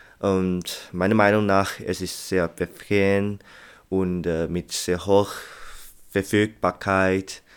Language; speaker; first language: German; non-native, learner; Chinese